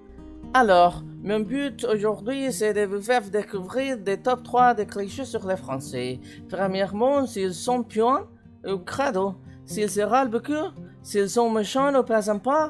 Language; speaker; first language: French; non-native, fluent; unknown